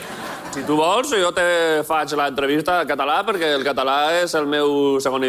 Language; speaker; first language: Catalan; non-native, local second language; Spanish